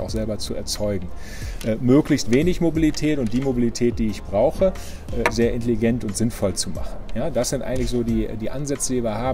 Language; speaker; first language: German; native; German